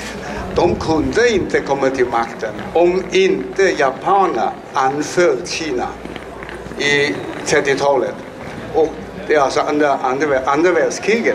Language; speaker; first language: Swedish; non-native, fluent; Chinese